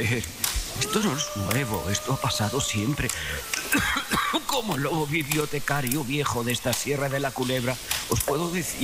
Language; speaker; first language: Spanish; native; Spanish